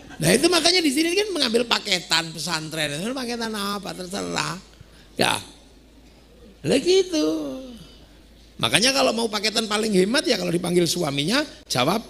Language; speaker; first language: Indonesian; non-native, local second language; Javanese